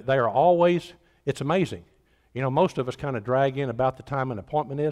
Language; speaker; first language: English; native; English